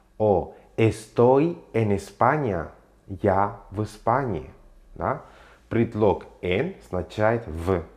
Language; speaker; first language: Russian; non-native, fluent; Spanish